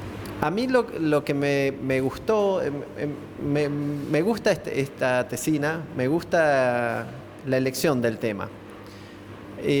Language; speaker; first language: Spanish; native; Spanish